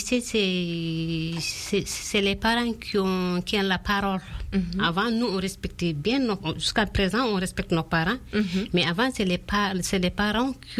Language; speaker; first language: French; non-native, local second language; Fula